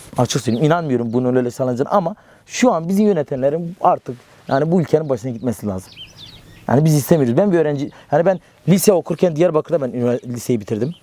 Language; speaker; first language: Turkish; native; Turkish